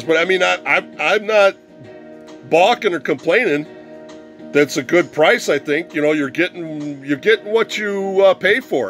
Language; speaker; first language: English; native; English